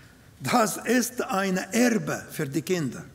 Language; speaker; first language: German; non-native, fluent; Arabic